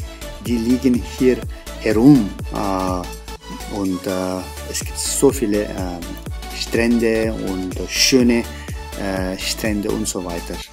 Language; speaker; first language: German; non-native, learner; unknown